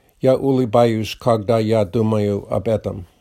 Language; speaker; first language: Russian; non-native, learner; English